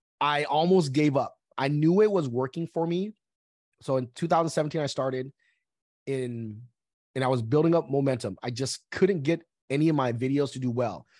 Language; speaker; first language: English; early bilingual, other home language; Vietnamese